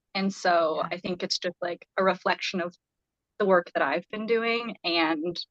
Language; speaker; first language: English; native; English